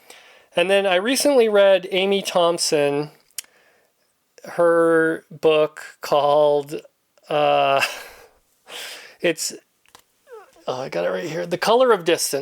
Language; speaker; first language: English; native; English